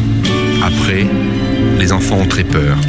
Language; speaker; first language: French; non-native, learner; Arabic